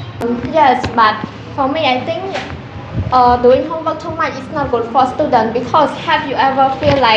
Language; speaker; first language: English; non-native, learner; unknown